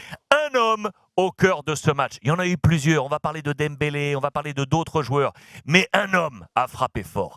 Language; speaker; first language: French; native; French